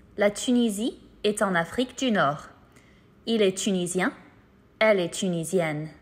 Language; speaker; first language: French; non-native, fluent; English